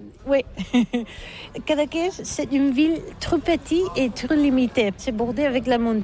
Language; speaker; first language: French; non-native, learner; Catalan